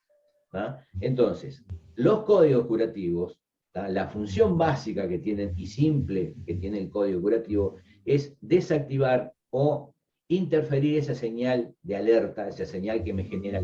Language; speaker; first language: Spanish; native; Spanish